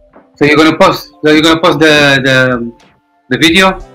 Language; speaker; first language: English; non-native, fluent; Hebrew